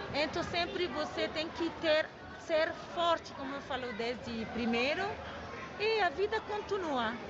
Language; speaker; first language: Portuguese; non-native, learner; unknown